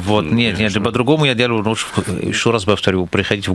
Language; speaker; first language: Russian; non-native, learner; Arabic